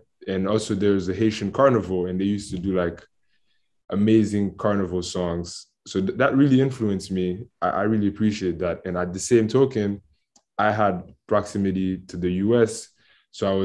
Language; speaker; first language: English; non-native, fluent; Haitian Creole